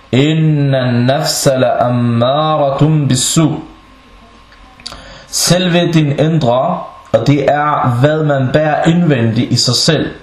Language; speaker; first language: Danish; non-native, fluent; Arabic